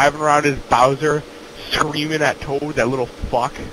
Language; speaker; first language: English; native; English